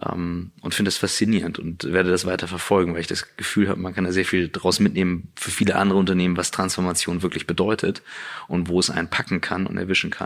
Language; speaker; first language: German; native; German